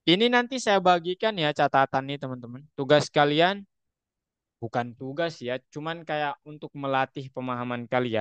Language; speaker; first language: Indonesian; native; Indonesian